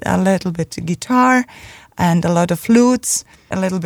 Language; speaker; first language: English; non-native, fluent; German